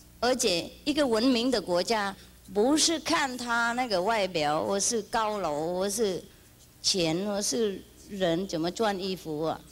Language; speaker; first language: Chinese; non-native, fluent; Vietnamese